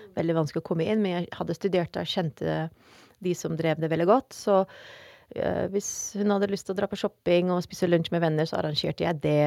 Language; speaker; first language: Norwegian; non-native, fluent; Dutch